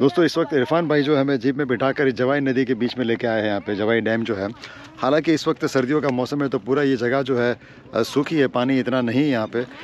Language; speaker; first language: Hindi; native; Hindi